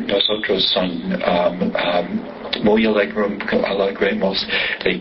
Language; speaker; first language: Spanish; non-native, learner; English